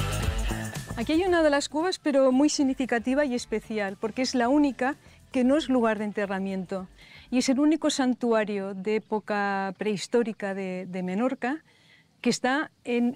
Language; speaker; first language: Spanish; non-native, local second language; Catalan